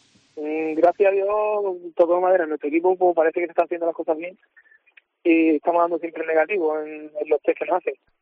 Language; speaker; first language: Spanish; native; Spanish